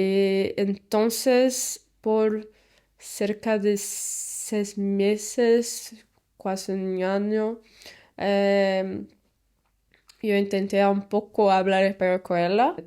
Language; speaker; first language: Spanish; non-native, learner; Portuguese